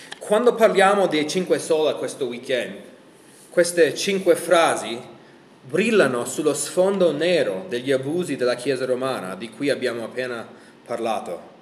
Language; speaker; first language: Italian; non-native, fluent; English